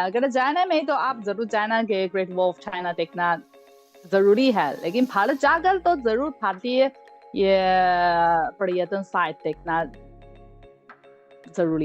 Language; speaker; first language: Hindi; non-native, fluent; Chinese